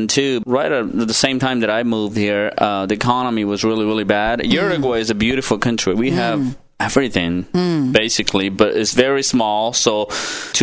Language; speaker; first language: English; non-native, fluent; Spanish